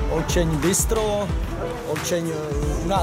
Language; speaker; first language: Russian; non-native, learner; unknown